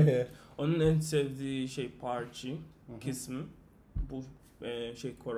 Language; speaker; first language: Turkish; non-native, learner; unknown